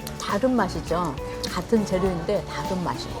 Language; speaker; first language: Korean; native; Korean